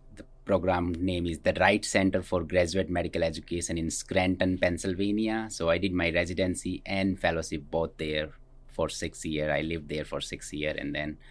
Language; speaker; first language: English; non-native, local second language; Hindi